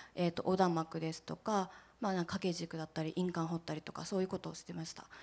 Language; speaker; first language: Japanese; native; Japanese